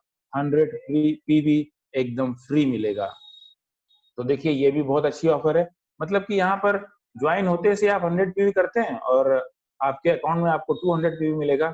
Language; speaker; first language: Hindi; native; Hindi